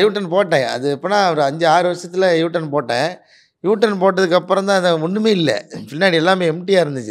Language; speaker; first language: Tamil; native; Tamil